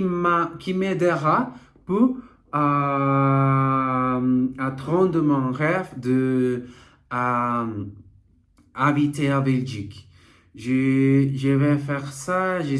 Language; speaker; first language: French; non-native, learner; Portuguese